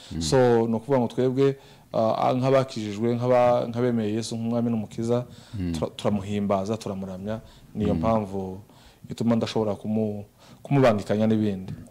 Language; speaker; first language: Kinyarwanda; native; Kinyarwanda